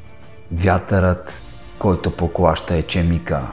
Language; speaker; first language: Bulgarian; native; Bulgarian